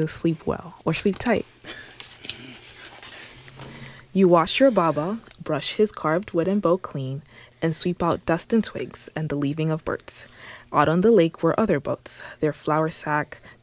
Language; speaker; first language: English; non-native, local second language; Swahili